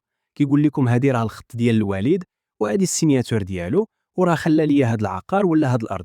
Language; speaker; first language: Arabic; native; Arabic